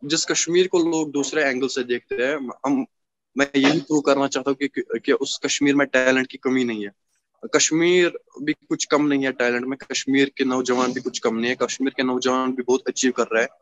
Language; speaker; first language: Hindi; native; Hindi